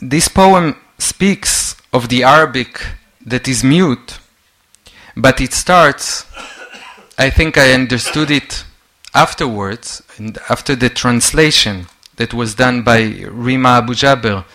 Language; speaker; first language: English; non-native, fluent; Hebrew